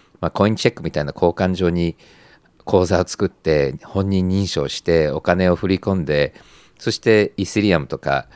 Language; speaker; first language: Japanese; native; Japanese